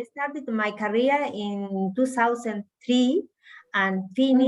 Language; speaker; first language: English; non-native, learner; Spanish